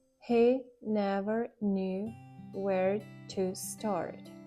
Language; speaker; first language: English; non-native, fluent; Ukrainian